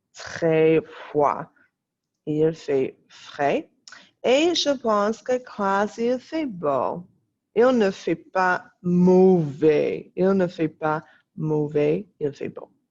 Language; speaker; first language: French; non-native, fluent; English